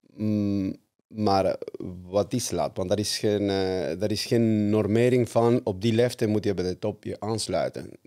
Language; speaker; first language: Dutch; non-native, fluent; Spanish